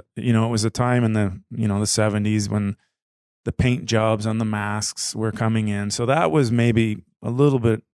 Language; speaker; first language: English; native; English